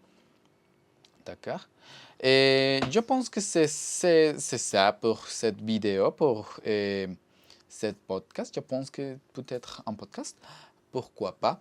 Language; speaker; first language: French; non-native, learner; Spanish